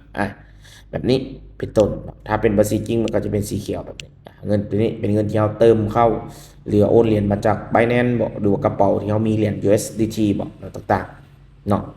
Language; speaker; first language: Thai; non-native, local second language; Northeastern Thai